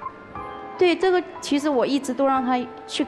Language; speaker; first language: Chinese; native; Chinese